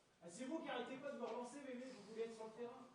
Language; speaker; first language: French; native; French